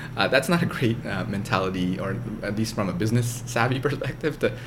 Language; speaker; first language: English; native; English